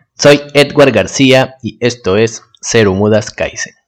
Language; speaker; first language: Spanish; native; Spanish